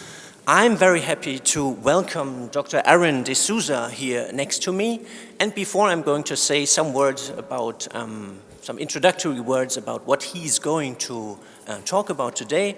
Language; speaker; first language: English; non-native, fluent; German